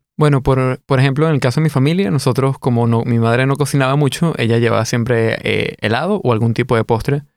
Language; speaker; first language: Spanish; native; Spanish